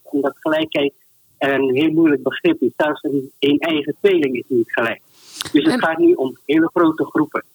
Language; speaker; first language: Dutch; native; Dutch